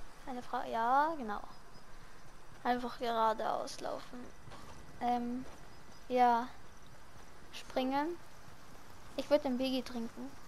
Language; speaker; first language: German; native; German